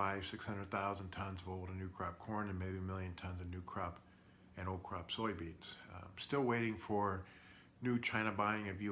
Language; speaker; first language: English; native; English